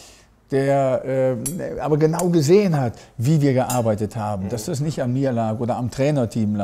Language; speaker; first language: German; native; German